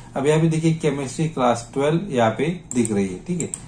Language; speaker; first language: Hindi; non-native, local second language; Marathi